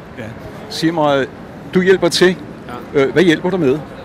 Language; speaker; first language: Danish; native; Danish